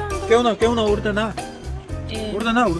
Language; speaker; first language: Spanish; non-native, learner; Korean